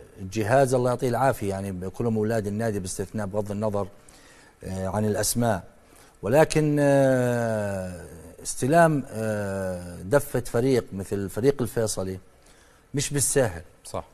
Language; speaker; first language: Arabic; native; Arabic